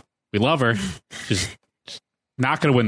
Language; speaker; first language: English; native; English